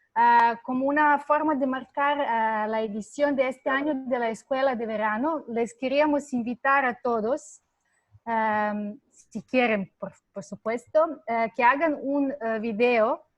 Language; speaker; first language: Spanish; non-native, fluent; Serbian